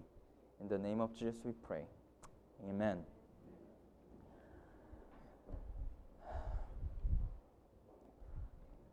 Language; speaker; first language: English; non-native, fluent; Korean